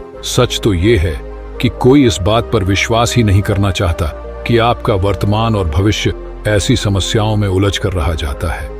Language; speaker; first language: Hindi; native; Hindi